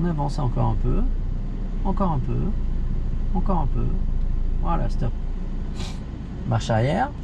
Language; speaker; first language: French; native; French